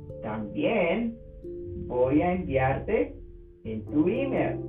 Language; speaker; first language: Spanish; non-native, learner; English